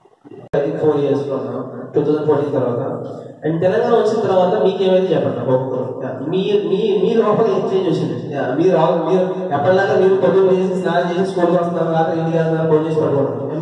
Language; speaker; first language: Telugu; native; Telugu